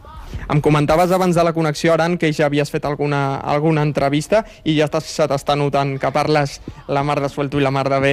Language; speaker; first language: Catalan; native; Catalan